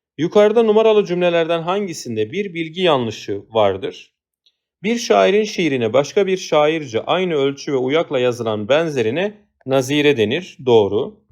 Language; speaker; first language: Turkish; native; Turkish